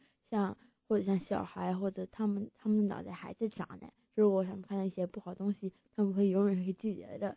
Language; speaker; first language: Chinese; early bilingual, heritage; Chinese